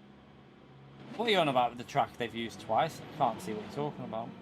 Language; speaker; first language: English; native; English